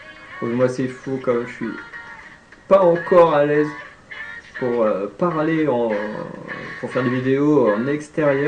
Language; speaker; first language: French; native; French